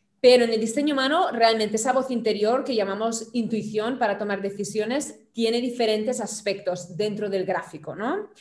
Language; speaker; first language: Spanish; non-native, fluent; German